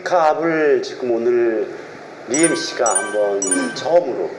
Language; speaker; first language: Korean; native; Korean